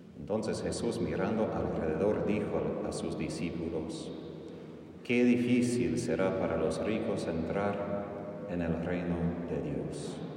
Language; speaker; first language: Spanish; non-native, fluent; English